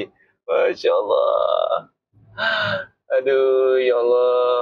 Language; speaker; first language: Arabic; non-native, fluent; Malay